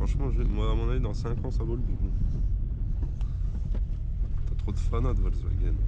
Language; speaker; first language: French; native; French